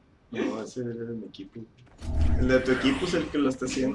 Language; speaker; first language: Spanish; native; Spanish